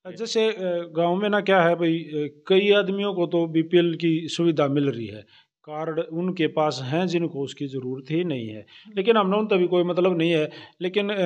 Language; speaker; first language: Hindi; native; Hindi